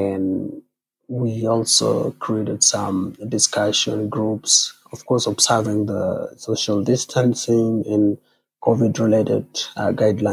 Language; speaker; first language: English; non-native, local second language; Kalenjin